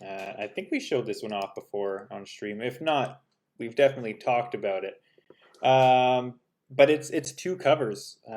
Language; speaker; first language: English; native; English